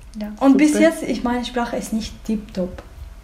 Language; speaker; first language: German; non-native, learner; Arabic